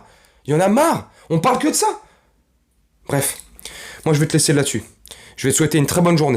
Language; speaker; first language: French; native; French